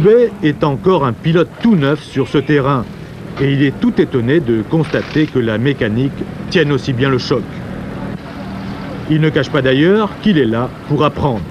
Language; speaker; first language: French; native; French